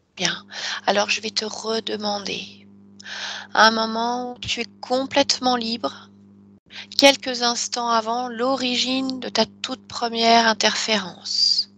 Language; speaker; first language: French; native; French